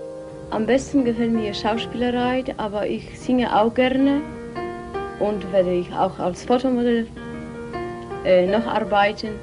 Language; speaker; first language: German; non-native, learner; Polish